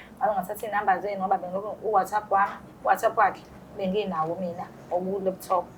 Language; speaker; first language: Zulu; native; Zulu